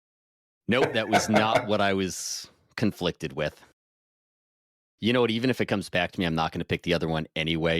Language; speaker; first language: English; native; English